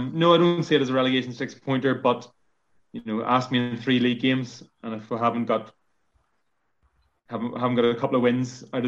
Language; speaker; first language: English; native; English